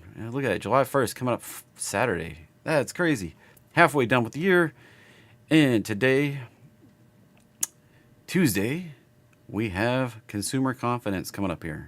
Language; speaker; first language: English; native; English